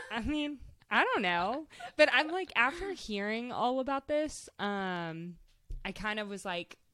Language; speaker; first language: English; native; English